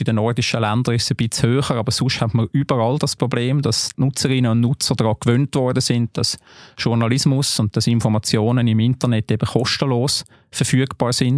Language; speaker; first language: German; native; German